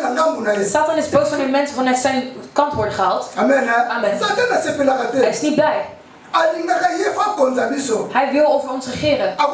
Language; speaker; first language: Dutch; non-native, fluent; Lingala